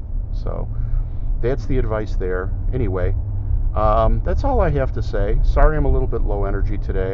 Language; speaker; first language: English; native; English